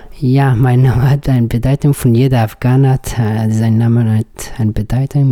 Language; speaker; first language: German; non-native, learner; Persian